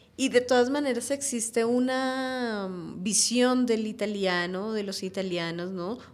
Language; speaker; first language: Spanish; native; Spanish